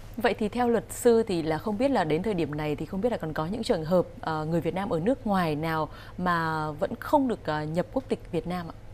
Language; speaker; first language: Vietnamese; native; Vietnamese